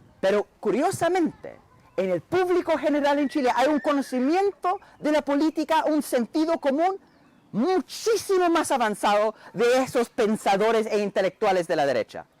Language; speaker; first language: Spanish; non-native, fluent; English